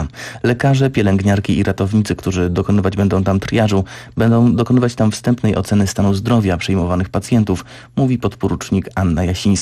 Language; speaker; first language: Polish; native; Polish